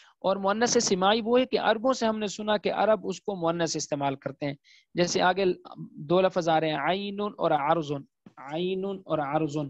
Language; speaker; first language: Urdu; native; Urdu